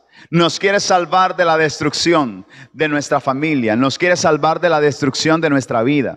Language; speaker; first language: Spanish; native; Spanish